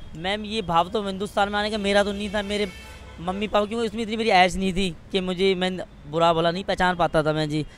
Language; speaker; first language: Urdu; non-native, local second language; Sindhi